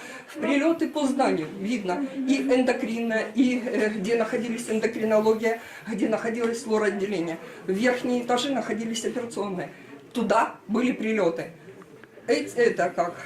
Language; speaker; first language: Russian; native; Russian